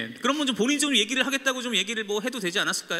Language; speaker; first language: Korean; native; Korean